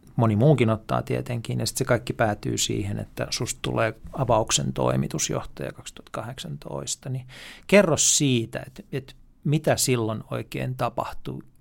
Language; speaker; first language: Finnish; native; Finnish